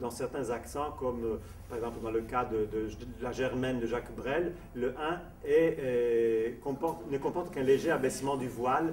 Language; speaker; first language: French; non-native, fluent; Italian